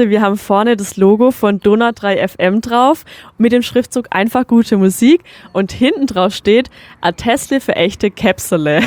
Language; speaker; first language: German; native; German